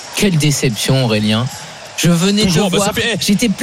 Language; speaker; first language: French; native; French